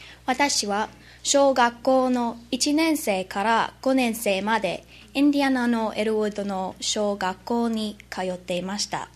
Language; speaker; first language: Japanese; non-native, learner; English